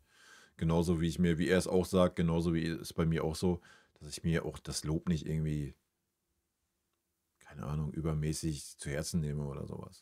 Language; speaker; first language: German; native; German